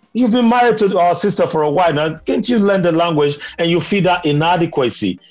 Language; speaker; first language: English; non-native, local second language; Nigerian Pidgin